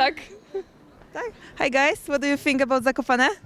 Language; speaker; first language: English; non-native, learner; Polish